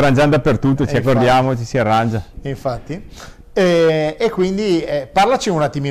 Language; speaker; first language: Italian; native; Italian